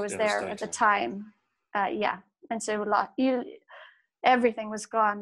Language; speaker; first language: English; native; English